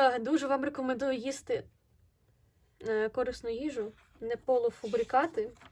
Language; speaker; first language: Ukrainian; non-native, local second language; Russian